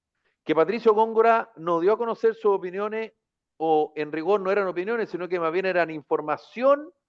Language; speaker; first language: Spanish; native; Spanish